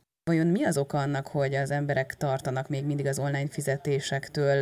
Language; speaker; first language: Hungarian; native; Hungarian